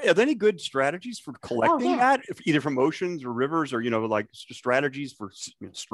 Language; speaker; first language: English; native; English